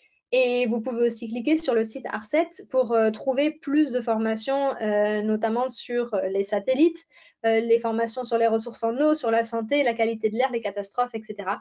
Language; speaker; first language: French; native; French